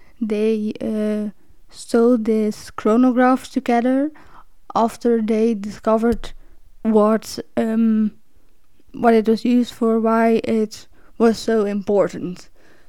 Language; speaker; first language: English; non-native, fluent; Dutch